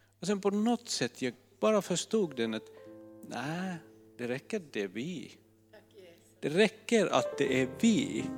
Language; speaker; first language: Swedish; non-native, fluent; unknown